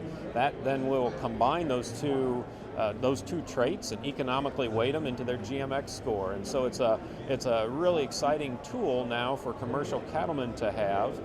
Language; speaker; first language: English; native; English